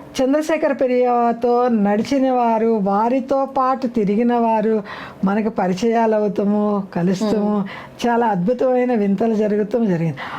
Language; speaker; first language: Telugu; native; Telugu